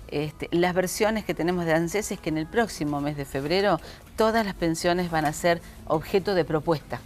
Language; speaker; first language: Spanish; native; Spanish